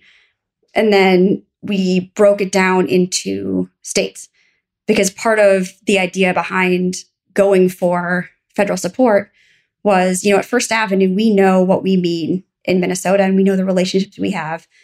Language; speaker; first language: English; native; English